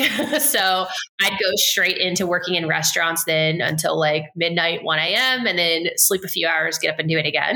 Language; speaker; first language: English; native; English